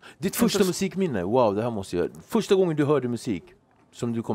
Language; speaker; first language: Swedish; native; Swedish